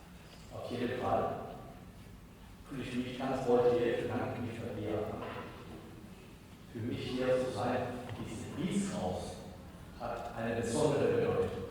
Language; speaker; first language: German; non-native, fluent; Spanish